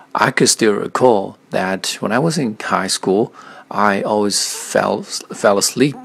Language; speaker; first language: English; non-native, fluent; Chinese